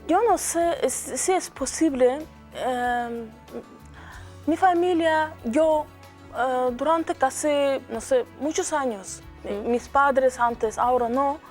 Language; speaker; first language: Spanish; non-native, learner; Azerbaijani